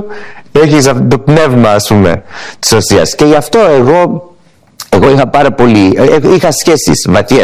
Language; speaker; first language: Greek; early bilingual, heritage; English